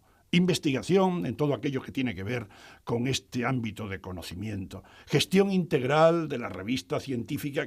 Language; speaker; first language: Spanish; native; Spanish